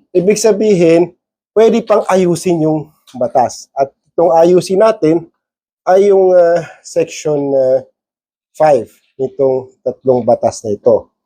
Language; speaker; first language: Filipino; non-native, local second language; Maguindanaon